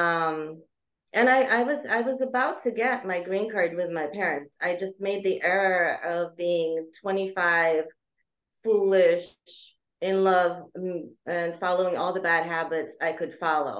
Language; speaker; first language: English; early bilingual, other home language; Russian